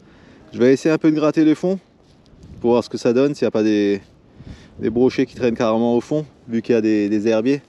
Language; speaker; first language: French; native; French